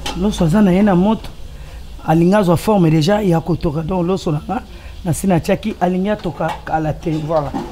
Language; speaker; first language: Lingala; native; Lingala